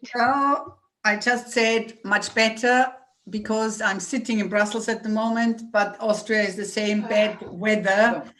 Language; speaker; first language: English; non-native, fluent; German